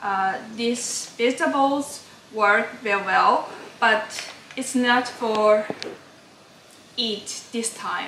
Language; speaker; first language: English; non-native, learner; Japanese